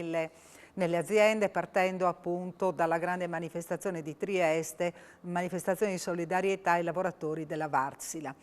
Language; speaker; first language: Italian; native; Italian